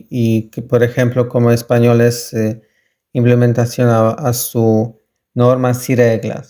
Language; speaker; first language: Spanish; non-native, learner; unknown